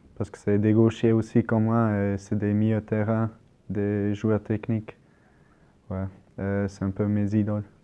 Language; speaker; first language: French; non-native, local second language; German